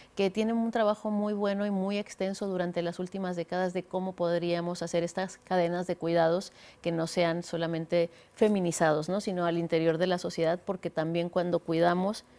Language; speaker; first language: Spanish; native; Spanish